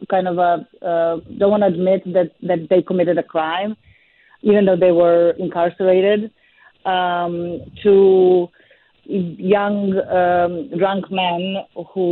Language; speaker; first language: English; non-native, fluent; Serbian